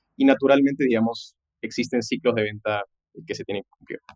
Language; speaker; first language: Spanish; native; Spanish